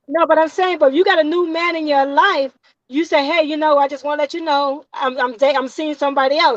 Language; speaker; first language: English; native; English